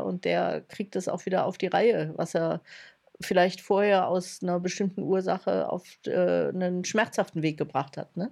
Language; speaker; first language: German; native; German